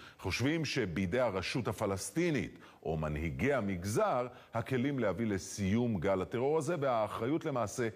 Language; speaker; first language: Hebrew; native; Hebrew